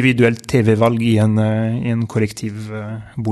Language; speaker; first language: Norwegian; non-native, fluent; French